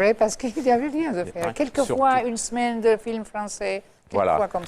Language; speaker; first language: French; non-native, fluent; Albanian